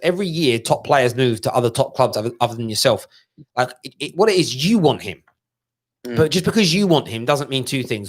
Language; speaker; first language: English; native; English